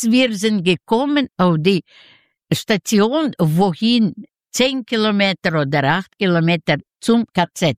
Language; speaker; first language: German; non-native, fluent; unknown